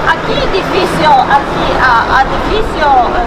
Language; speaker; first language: Portuguese; non-native, learner; Polish